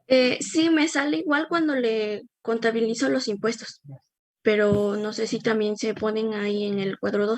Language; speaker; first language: Spanish; native; Spanish